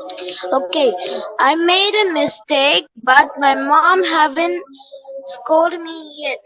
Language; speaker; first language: English; non-native, learner; Tamil